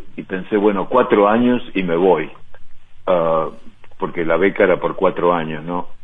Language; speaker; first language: Spanish; native; Spanish